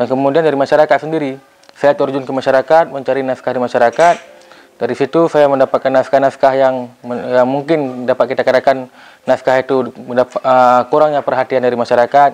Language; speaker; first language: Indonesian; non-native, local second language; Achinese